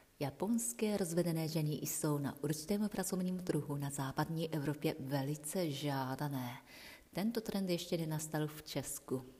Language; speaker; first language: Czech; non-native, fluent; Japanese